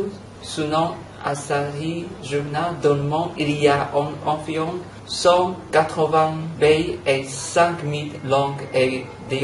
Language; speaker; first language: French; non-native, learner; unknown